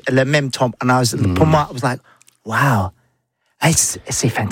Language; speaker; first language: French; non-native, learner; English